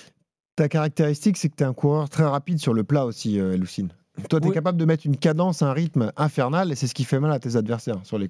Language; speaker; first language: French; native; French